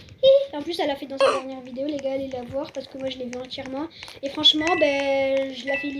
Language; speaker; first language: French; native; French